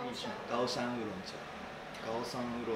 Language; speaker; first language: Chinese; non-native, fluent; Japanese